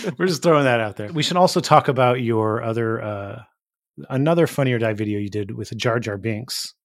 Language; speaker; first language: English; native; English